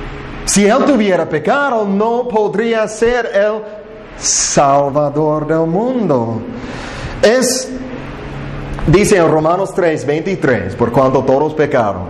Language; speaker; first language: Spanish; non-native, fluent; English